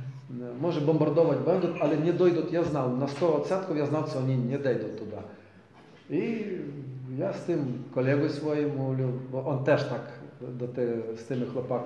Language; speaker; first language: Polish; non-native, learner; Ukrainian